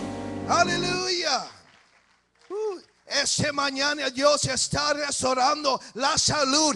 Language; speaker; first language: Spanish; early bilingual, heritage; English